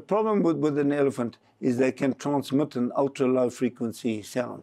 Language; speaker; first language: English; native; English